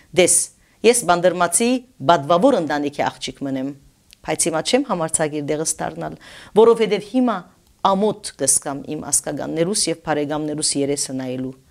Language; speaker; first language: Armenian; native; Armenian